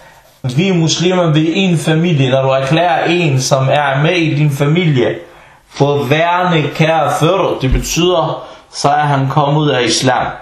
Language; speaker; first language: Danish; non-native, fluent; Arabic